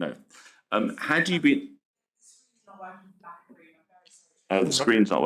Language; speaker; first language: English; native; English